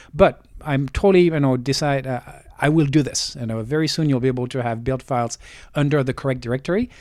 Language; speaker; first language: English; non-native, fluent; French